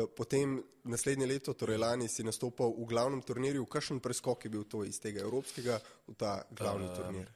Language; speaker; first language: Slovenian; native; Slovenian